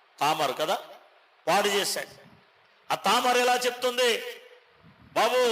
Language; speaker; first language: Telugu; native; Telugu